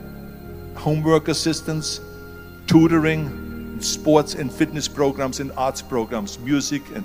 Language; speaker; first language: English; non-native, fluent; German